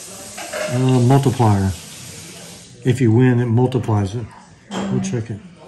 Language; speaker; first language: English; native; English